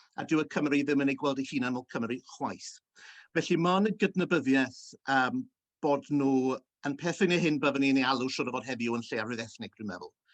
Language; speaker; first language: Welsh; early bilingual, heritage; Welsh